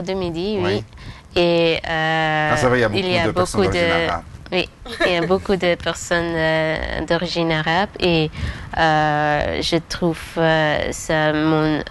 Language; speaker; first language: French; non-native, local second language; Dutch